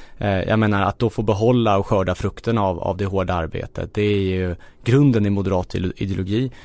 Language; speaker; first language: Swedish; native; Swedish